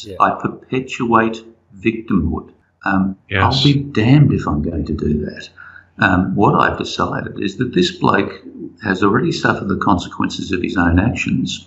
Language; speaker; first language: English; native; English